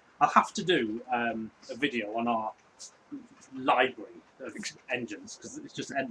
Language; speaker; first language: English; native; English